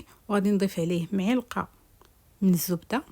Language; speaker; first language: Arabic; native; Arabic